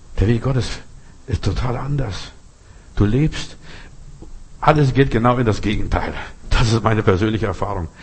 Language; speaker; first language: German; non-native, fluent; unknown